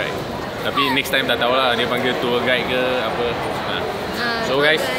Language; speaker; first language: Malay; non-native, local second language; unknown